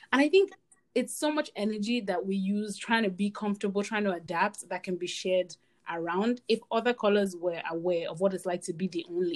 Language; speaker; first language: English; non-native, local second language; Yoruba